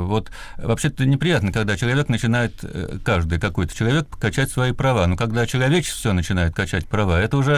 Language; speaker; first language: Russian; native; Russian